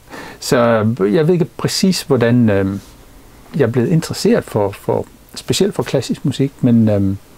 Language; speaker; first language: Danish; non-native, fluent; English